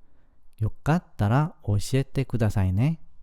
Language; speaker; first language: Japanese; non-native, fluent; Korean